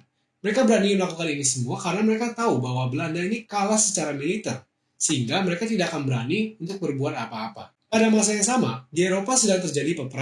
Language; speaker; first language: Indonesian; native; Indonesian